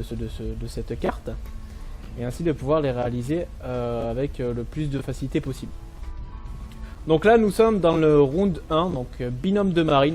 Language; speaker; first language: French; native; French